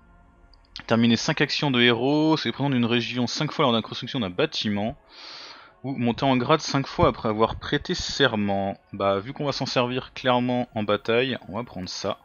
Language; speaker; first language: French; native; French